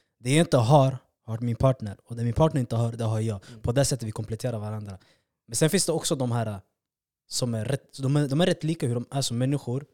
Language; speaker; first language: Swedish; early bilingual, other home language; Somali